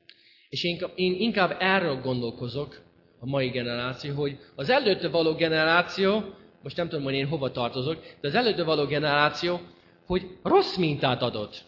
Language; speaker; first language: Hungarian; non-native, fluent; English